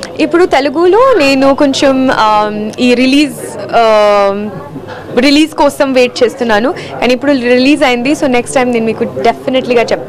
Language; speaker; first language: Telugu; non-native, learner; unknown